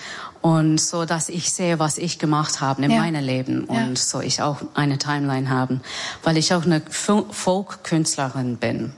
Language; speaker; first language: German; non-native, fluent; English